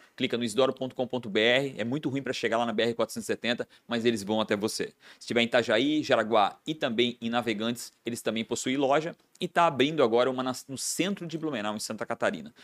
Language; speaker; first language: Portuguese; native; Portuguese